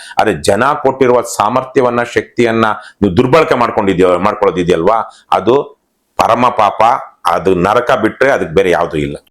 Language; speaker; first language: Kannada; native; Kannada